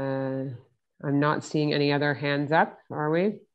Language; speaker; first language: English; native; English